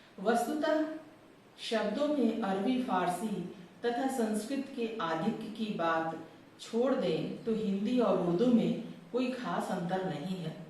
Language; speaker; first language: Hindi; native; Hindi